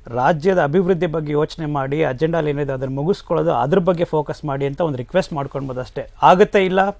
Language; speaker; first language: Kannada; native; Kannada